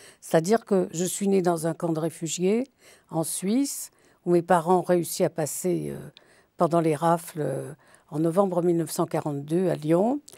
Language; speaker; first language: French; early bilingual, other home language; Yiddish